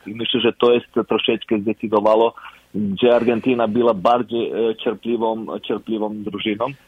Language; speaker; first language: Polish; non-native, fluent; Croatian